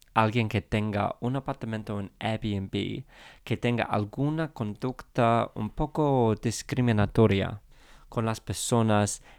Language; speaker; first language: Spanish; non-native, fluent; English